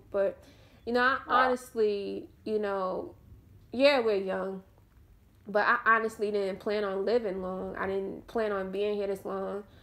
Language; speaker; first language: English; native; English